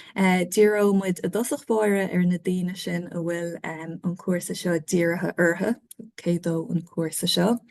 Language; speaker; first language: Irish; native; Irish